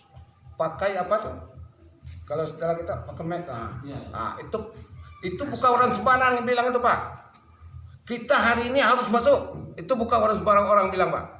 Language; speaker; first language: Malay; non-native, local second language; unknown